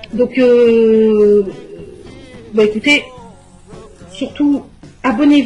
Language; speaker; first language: French; native; French